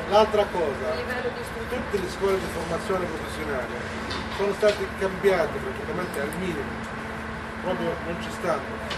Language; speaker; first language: Italian; non-native, fluent; Arabic